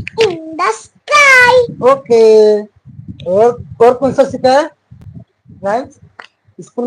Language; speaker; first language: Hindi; non-native, local second language; Bangla